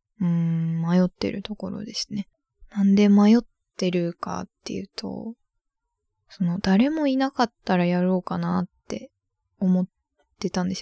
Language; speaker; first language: Japanese; native; Japanese